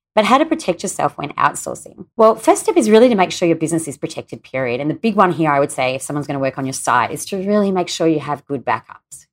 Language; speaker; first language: English; native; English